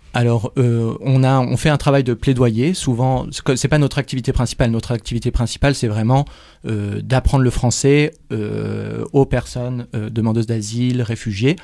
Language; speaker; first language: French; native; French